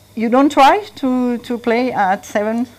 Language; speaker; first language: English; non-native, learner; French